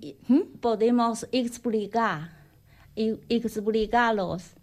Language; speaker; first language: Spanish; non-native, learner; Chinese